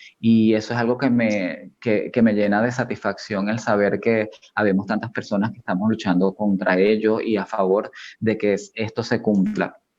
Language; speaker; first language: Spanish; native; Spanish